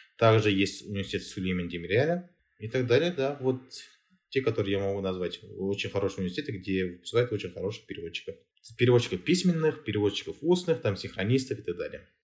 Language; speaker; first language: Russian; non-native, local second language; Kazakh